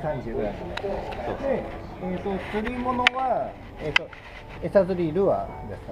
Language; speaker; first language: Japanese; native; Japanese